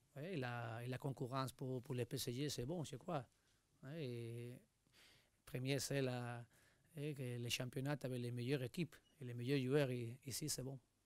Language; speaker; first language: French; non-native, learner; Spanish